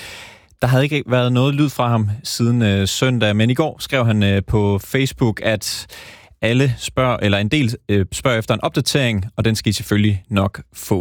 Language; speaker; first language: Danish; native; Danish